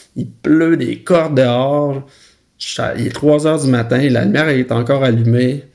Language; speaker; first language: French; native; French